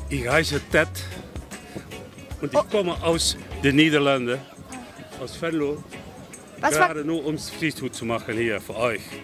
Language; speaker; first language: German; non-native, learner; Dutch